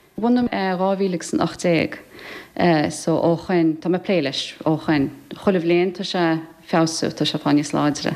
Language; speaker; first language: Irish; native; Irish